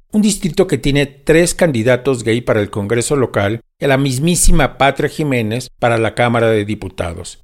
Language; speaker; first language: Spanish; native; Spanish